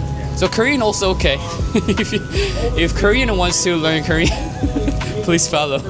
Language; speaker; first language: English; non-native, learner; Korean